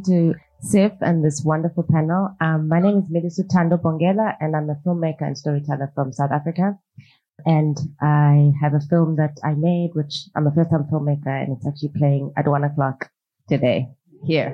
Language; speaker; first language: English; non-native, local second language; Xhosa